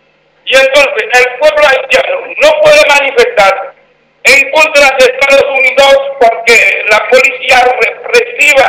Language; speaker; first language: Spanish; non-native, fluent; Haitian Creole